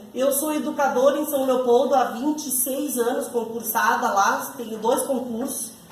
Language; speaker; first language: Portuguese; early bilingual, other home language; Spanish